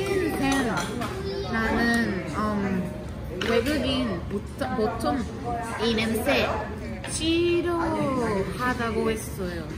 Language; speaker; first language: Korean; non-native, learner; Spanish